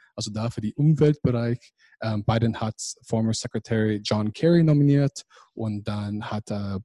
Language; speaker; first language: German; non-native, fluent; English